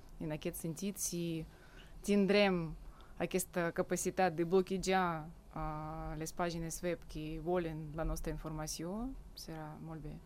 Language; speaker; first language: Catalan; non-native, fluent; Russian